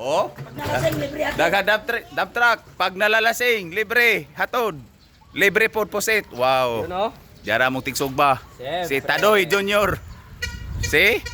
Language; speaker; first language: Filipino; non-native, local second language; Cebuano